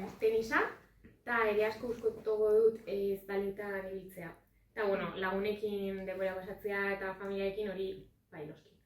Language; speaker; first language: Basque; native; Basque